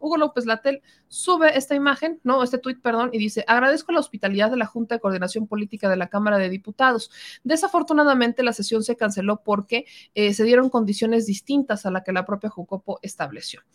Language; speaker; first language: Spanish; native; Spanish